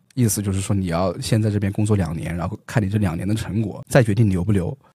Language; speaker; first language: Chinese; native; Chinese